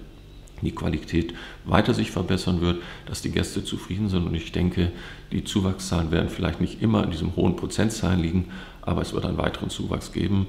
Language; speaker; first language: German; native; German